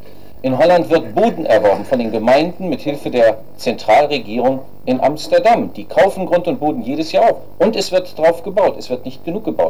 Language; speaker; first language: German; native; German